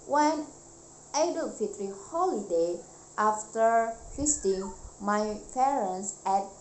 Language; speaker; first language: English; non-native, learner; Indonesian